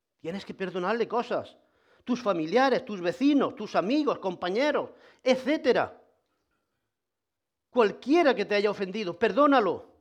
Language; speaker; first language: Spanish; native; Spanish